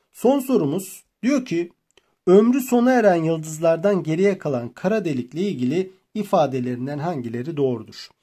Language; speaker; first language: Turkish; native; Turkish